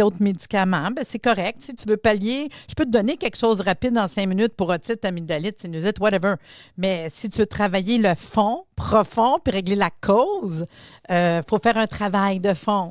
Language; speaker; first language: French; native; French